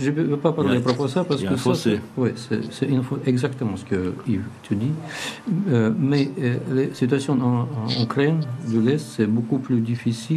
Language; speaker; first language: French; non-native, learner; Russian